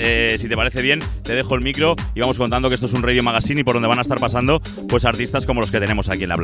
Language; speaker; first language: Spanish; native; Spanish